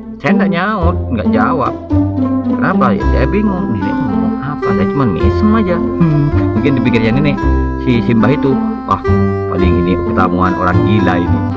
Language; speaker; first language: Indonesian; non-native, local second language; Madurese